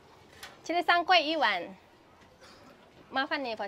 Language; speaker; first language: Chinese; non-native, fluent; Indonesian